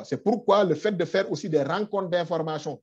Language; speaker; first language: French; non-native, local second language; Wolof